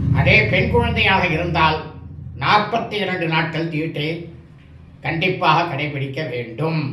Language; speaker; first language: Tamil; native; Tamil